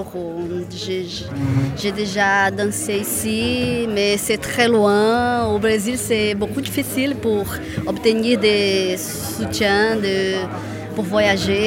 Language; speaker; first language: French; non-native, fluent; Portuguese